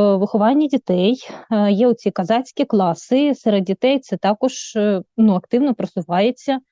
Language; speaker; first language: Ukrainian; native; Ukrainian